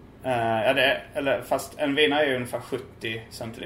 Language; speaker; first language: Swedish; native; Swedish